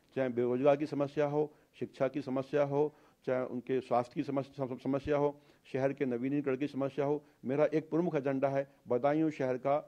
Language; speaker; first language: Hindi; native; Hindi